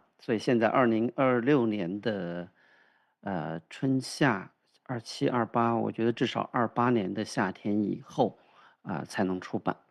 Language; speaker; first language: Chinese; native; Chinese